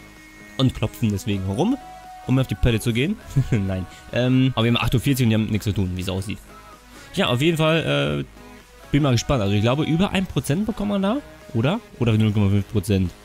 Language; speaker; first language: German; native; German